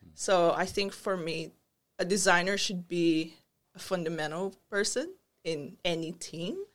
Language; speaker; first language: English; non-native, local second language; Filipino